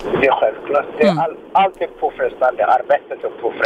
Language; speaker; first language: Swedish; non-native, fluent; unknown